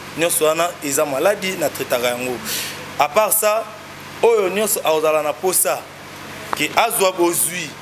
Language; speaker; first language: Lingala; non-native, local second language; Kongo